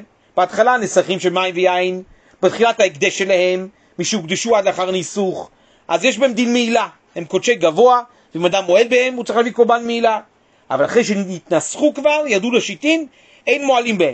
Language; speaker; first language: Hebrew; native; Hebrew